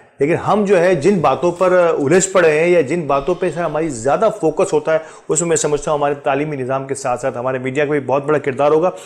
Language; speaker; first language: Urdu; native; Urdu